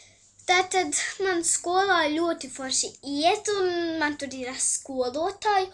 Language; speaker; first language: Latvian; early bilingual, heritage; Latvian